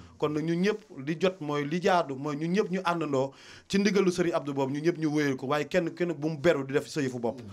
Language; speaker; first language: Wolof; native; Wolof